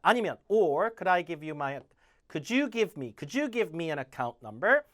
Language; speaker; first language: English; non-native, fluent; Korean